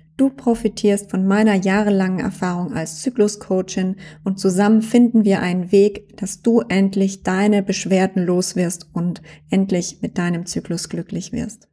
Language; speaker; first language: German; native; German